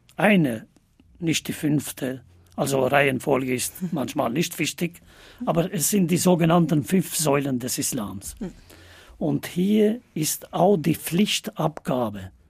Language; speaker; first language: German; non-native, fluent; Albanian